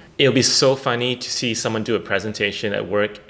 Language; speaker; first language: English; non-native, local second language; Chinese